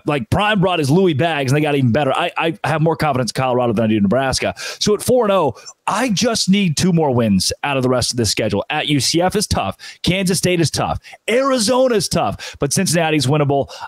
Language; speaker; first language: English; native; English